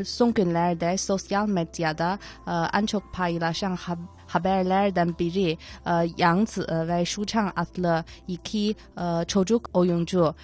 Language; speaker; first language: Turkish; non-native, learner; Chinese